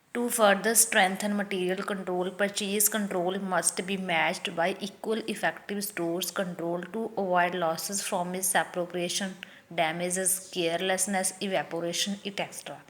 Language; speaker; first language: English; non-native, local second language; Punjabi